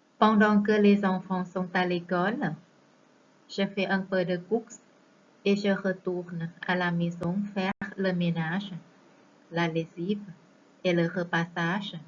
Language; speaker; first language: French; non-native, fluent; Thai